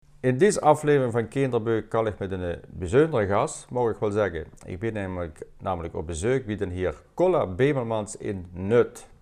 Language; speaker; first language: Dutch; native; Dutch